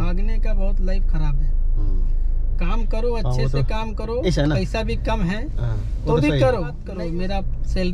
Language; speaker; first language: Hindi; native; Hindi